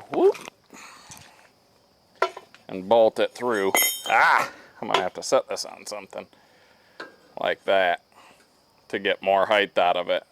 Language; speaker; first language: English; native; English